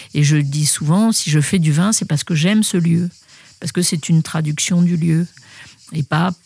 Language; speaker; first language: French; native; French